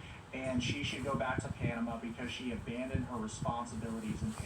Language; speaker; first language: English; native; English